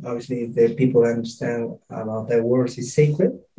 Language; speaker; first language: English; non-native, fluent; Spanish